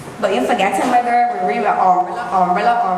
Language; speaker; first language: English; native; English